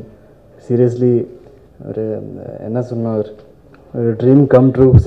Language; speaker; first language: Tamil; non-native, fluent; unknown